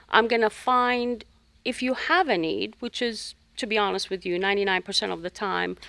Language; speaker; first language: English; non-native, fluent; Arabic